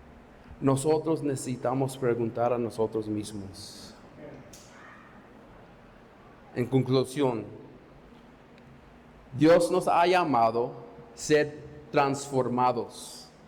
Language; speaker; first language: Spanish; non-native, fluent; English